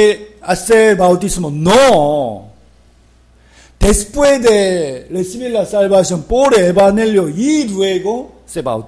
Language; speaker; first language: Spanish; non-native, fluent; Korean